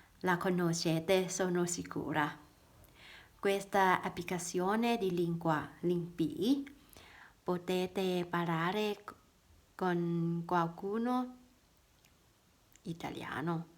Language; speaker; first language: Italian; non-native, learner; Thai